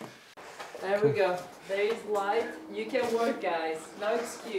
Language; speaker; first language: English; native; English